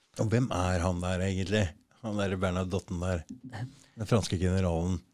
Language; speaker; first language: Norwegian; native; Norwegian